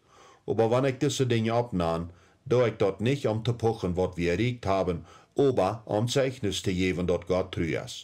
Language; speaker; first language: German; early bilingual, heritage; Plautdietsch